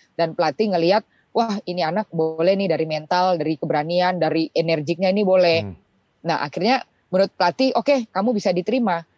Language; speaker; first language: Indonesian; native; Indonesian